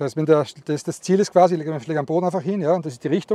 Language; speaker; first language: German; native; German